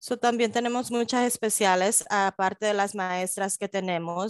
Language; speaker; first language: Spanish; early bilingual, heritage; Spanish